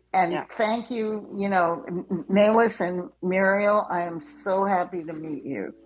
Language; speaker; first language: English; native; English